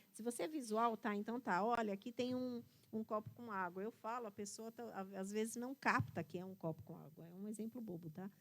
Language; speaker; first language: Portuguese; early bilingual, other home language; Italian